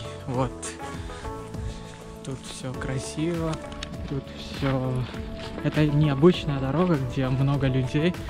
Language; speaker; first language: Russian; non-native, learner; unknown